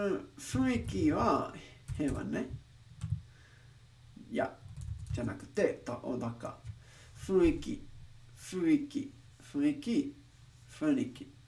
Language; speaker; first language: Japanese; non-native, learner; English